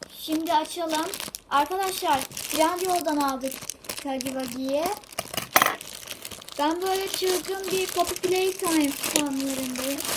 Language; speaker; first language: Turkish; native; Turkish